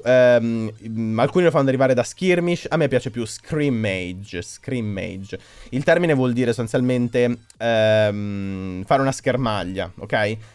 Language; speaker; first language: Italian; native; Italian